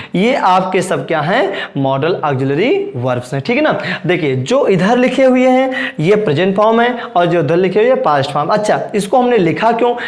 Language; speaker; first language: Hindi; native; Hindi